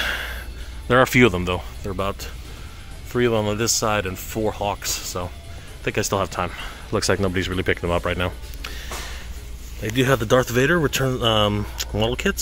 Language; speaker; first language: English; native; English